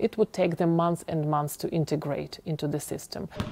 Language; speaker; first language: English; non-native, fluent; Ukrainian